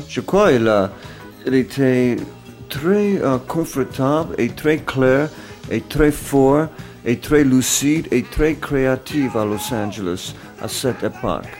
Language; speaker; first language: French; non-native, fluent; English